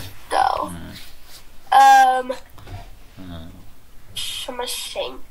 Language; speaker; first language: Chinese; non-native, learner; English